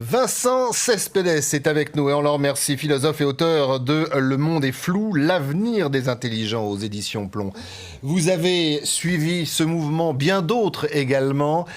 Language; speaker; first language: French; native; French